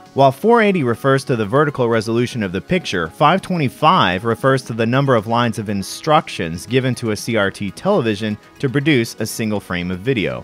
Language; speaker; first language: English; native; English